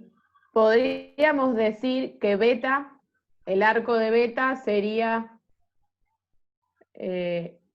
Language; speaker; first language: Spanish; native; Spanish